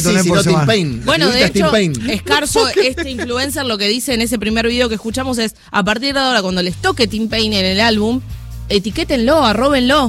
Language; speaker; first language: Spanish; native; Spanish